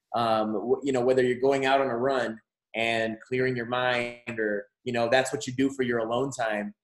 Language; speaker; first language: English; native; English